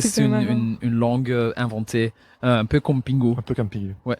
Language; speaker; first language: French; non-native, local second language; Dutch